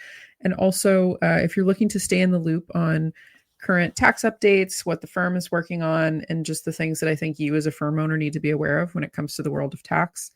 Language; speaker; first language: English; native; English